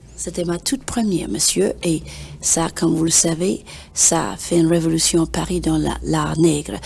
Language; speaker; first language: French; non-native, fluent; English